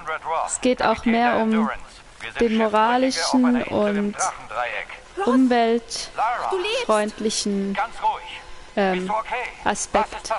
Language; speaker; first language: German; native; German